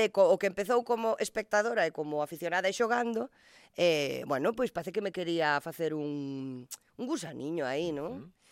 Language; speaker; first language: Galician; non-native, local second language; Spanish